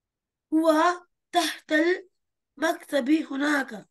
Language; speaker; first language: Arabic; non-native, learner; Urdu